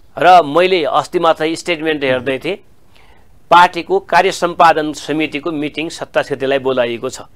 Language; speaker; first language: Nepali; native; Nepali